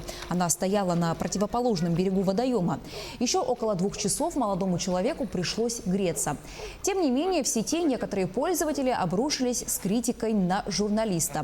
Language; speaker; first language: Russian; native; Russian